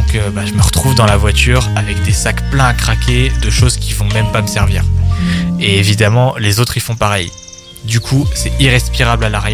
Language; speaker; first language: French; native; French